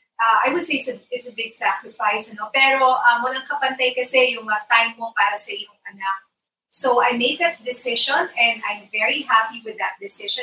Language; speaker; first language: English; non-native, local second language; Iloko